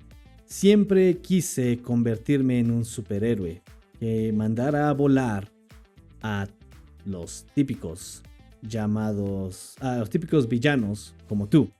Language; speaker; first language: Spanish; non-native, fluent; English